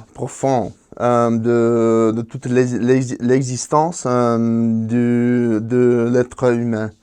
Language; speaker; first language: French; non-native, fluent; Spanish